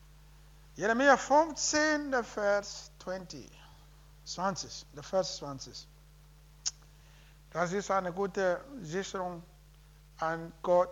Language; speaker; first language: German; non-native, learner; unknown